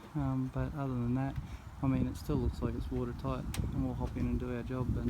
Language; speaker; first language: English; native; English